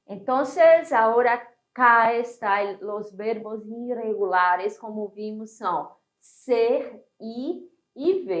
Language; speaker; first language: Spanish; non-native, fluent; Portuguese